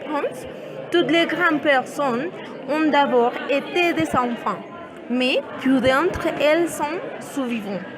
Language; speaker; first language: French; non-native, learner; Spanish